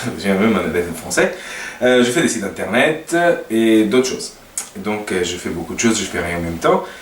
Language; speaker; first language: French; non-native, fluent; Portuguese